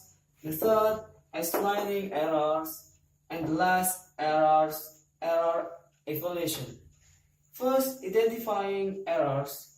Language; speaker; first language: English; non-native, learner; Indonesian